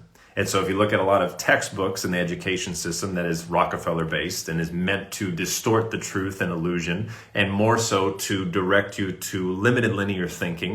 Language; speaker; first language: English; native; English